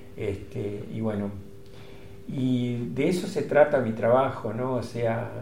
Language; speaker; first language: Spanish; native; Spanish